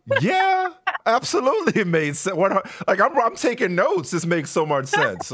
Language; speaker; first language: English; native; English